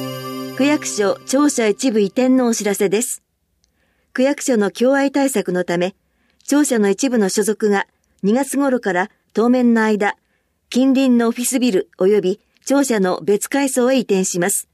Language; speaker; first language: Japanese; native; Japanese